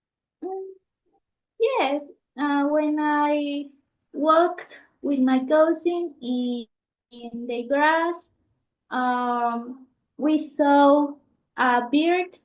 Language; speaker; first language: English; non-native, learner; Spanish